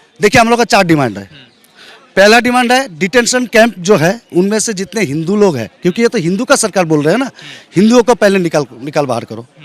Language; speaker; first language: Hindi; non-native, local second language; Bangla